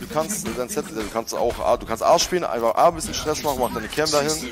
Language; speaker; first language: German; native; German